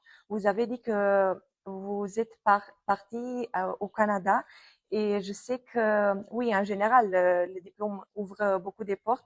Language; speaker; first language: French; non-native, fluent; Romanian